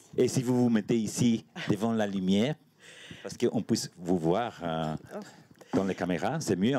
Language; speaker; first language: French; non-native, learner; Spanish